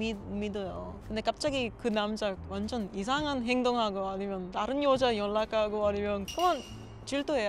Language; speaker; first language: Korean; non-native, learner; Papiamento